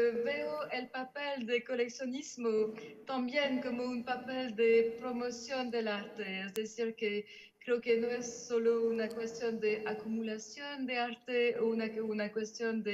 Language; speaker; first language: Spanish; non-native, fluent; French